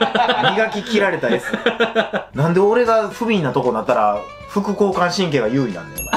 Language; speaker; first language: Japanese; native; Japanese